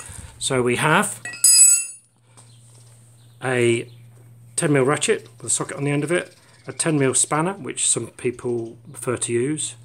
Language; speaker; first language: English; native; English